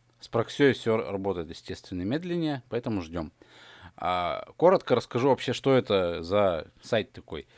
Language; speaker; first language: Russian; native; Russian